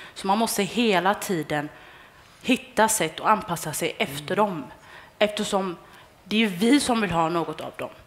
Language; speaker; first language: Swedish; early bilingual, other home language; Tigrinya